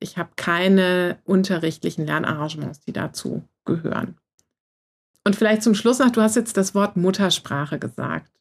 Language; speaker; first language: German; native; German